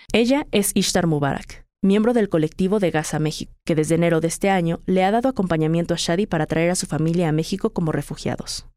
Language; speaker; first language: Spanish; native; Spanish